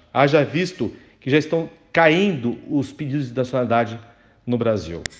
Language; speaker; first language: Portuguese; native; Portuguese